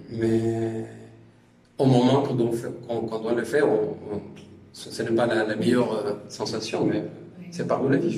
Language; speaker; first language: French; non-native, fluent; Spanish